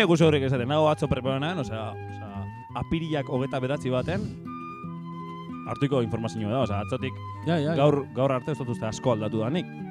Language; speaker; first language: Basque; native; Basque